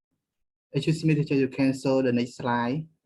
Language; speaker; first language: English; non-native, learner; Khmer